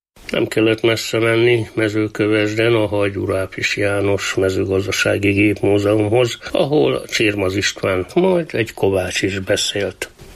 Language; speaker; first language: Hungarian; native; Hungarian